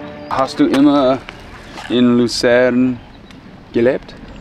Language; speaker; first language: German; non-native, learner; English